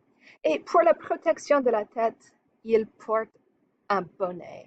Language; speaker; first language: French; non-native, fluent; English